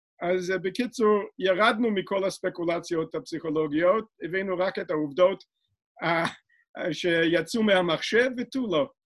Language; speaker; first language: Hebrew; non-native, fluent; English